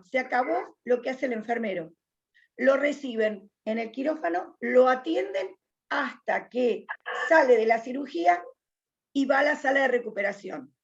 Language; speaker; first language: Spanish; native; Spanish